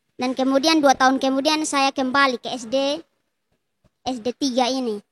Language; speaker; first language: Indonesian; native; Indonesian